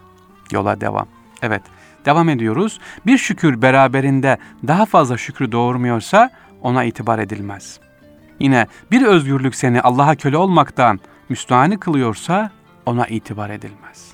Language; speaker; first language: Turkish; native; Turkish